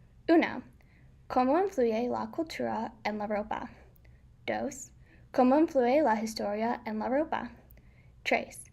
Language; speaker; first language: Spanish; non-native, learner; English